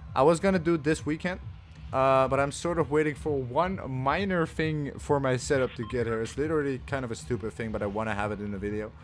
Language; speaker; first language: English; non-native, fluent; Dutch